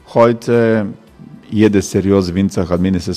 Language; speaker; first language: German; non-native, learner; Croatian